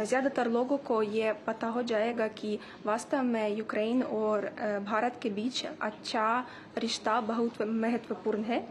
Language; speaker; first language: Hindi; non-native, learner; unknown